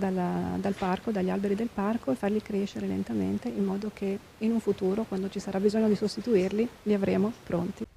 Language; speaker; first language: Italian; native; Italian